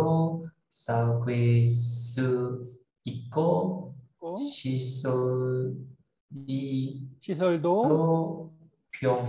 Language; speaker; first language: Korean; non-native, learner; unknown